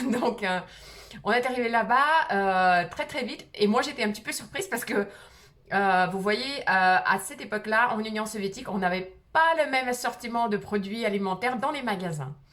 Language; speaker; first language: French; early bilingual, other home language; Russian